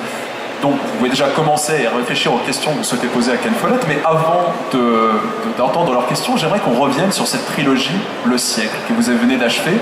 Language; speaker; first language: French; native; French